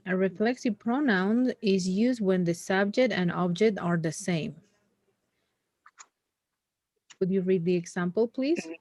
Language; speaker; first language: English; non-native, fluent; Spanish